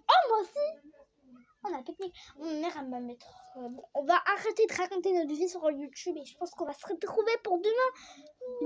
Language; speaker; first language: French; native; French